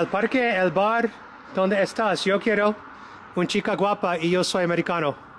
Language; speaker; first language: Spanish; non-native, learner; English